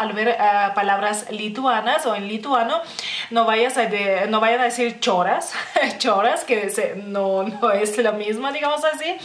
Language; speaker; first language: Spanish; non-native, fluent; Lithuanian